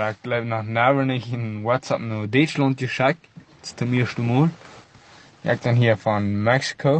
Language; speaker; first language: German; non-native, learner; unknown